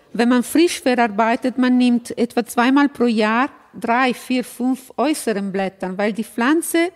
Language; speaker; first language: German; non-native, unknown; Italian